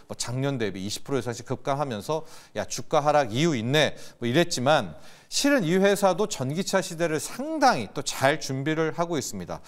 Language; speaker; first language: Korean; native; Korean